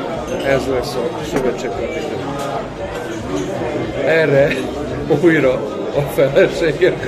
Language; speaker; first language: Hungarian; non-native, local second language; Serbian